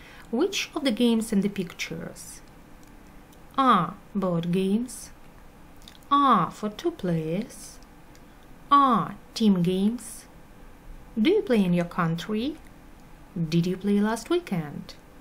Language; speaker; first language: English; non-native, fluent; Russian